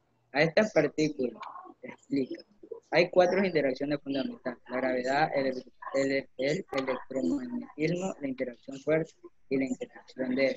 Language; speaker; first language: Spanish; native; Spanish